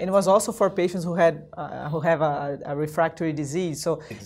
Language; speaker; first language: English; non-native, fluent; Portuguese